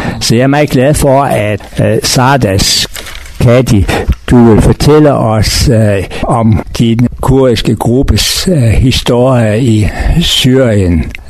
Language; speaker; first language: Danish; native; Danish